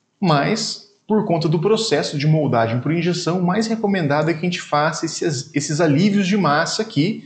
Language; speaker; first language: Portuguese; native; Portuguese